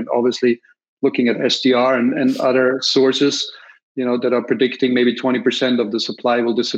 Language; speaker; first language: English; non-native, fluent; German